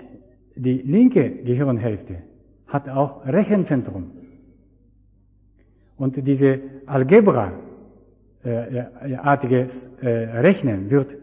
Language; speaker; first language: German; non-native, fluent; Japanese